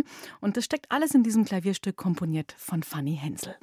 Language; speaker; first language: German; native; German